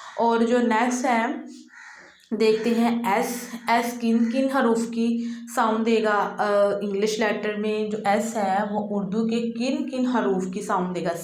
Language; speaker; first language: Urdu; native; Urdu